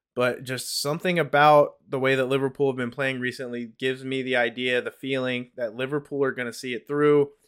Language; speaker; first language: English; native; English